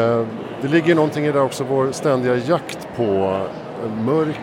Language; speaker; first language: Swedish; native; Swedish